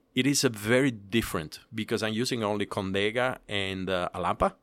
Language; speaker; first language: English; non-native, fluent; Italian